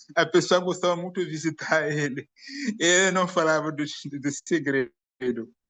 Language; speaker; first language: Portuguese; non-native, fluent; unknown